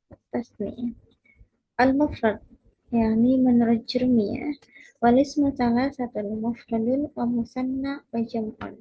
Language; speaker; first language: Arabic; non-native, fluent; Indonesian